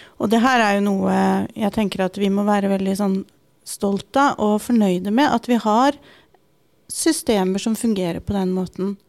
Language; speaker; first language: Norwegian; native; Norwegian